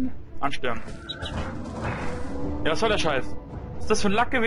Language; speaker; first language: German; native; German